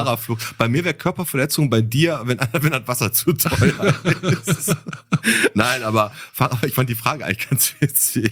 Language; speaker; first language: German; native; German